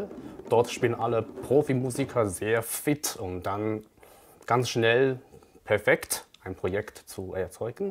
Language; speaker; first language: German; non-native, learner; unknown